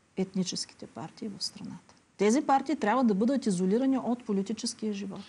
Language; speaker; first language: Bulgarian; native; Bulgarian